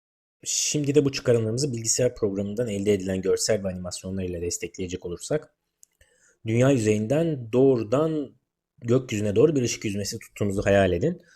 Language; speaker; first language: Turkish; native; Turkish